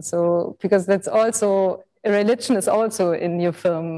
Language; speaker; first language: English; non-native, fluent; German